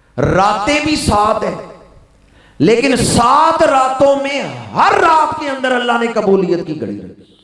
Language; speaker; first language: Urdu; non-native, local second language; Punjabi